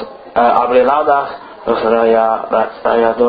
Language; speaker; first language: Spanish; non-native, learner; Chinese